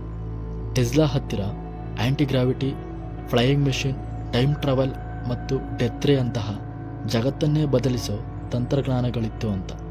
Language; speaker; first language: Kannada; native; Kannada